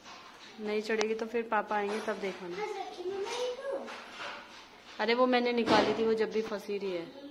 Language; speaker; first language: Hindi; native; Hindi